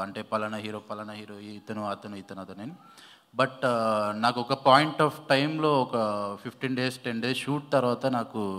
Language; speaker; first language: Telugu; native; Telugu